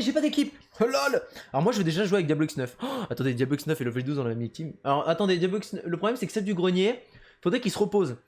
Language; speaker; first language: French; native; French